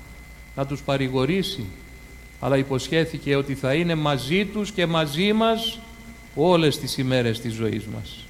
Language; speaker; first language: Greek; native; Greek